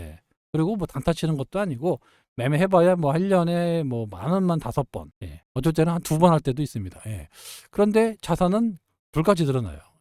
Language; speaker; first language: Korean; native; Korean